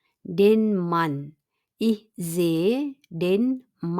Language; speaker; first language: German; non-native, fluent; Indonesian